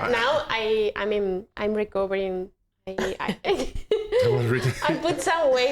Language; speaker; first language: English; non-native, fluent; Spanish